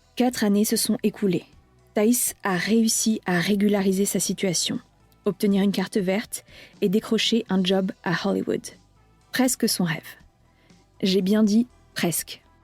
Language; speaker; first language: French; native; French